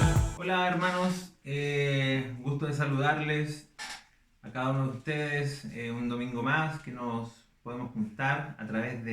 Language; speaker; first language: Spanish; native; Spanish